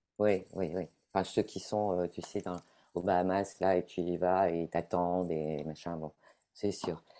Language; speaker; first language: French; non-native, fluent; Italian